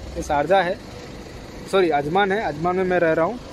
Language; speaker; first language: Hindi; non-native, local second language; Gujarati